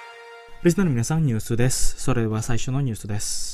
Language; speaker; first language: Japanese; non-native, fluent; Indonesian